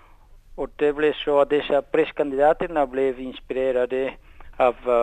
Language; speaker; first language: Swedish; non-native, fluent; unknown